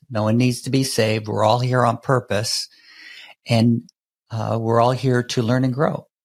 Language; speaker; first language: English; native; English